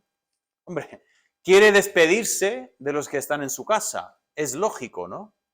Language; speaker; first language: Spanish; native; Spanish